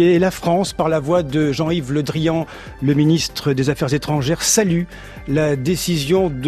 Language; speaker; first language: French; native; French